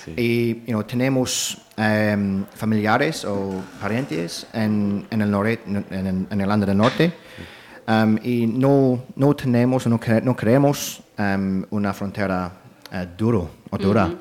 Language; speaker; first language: Spanish; non-native, learner; English